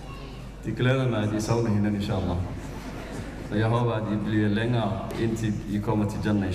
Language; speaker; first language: Danish; non-native, fluent; Somali